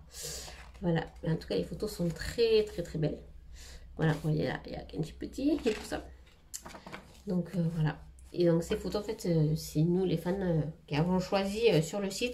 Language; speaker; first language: French; native; French